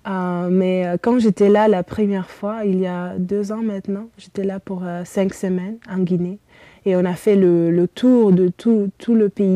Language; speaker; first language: French; early bilingual, heritage; Romanian